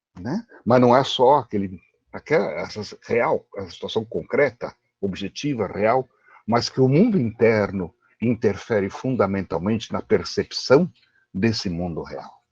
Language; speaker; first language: Portuguese; native; Portuguese